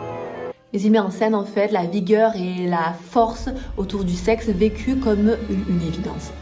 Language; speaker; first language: French; native; French